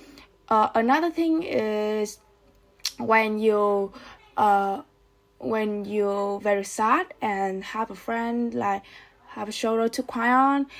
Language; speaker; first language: English; non-native, learner; Vietnamese